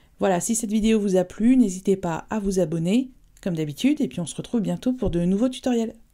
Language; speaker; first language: French; native; French